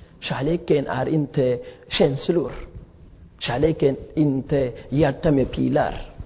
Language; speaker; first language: Swedish; non-native, fluent; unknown